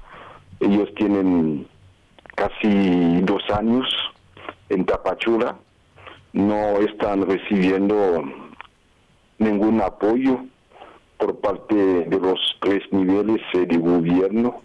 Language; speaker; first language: Spanish; non-native, fluent; Haitian Creole